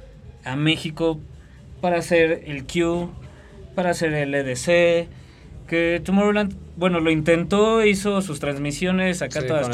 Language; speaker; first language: Spanish; native; Spanish